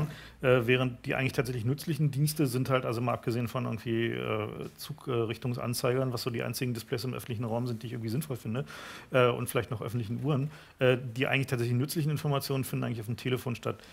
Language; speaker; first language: German; native; German